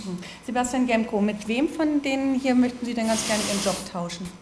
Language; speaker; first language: German; native; German